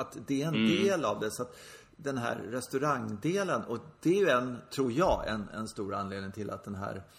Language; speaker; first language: Swedish; native; Swedish